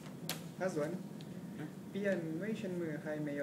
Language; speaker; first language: Chinese; non-native, learner; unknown